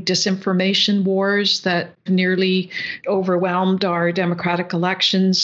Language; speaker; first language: English; native; English